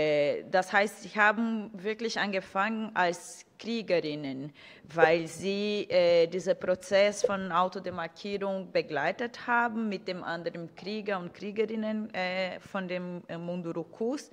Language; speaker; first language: German; non-native, fluent; Portuguese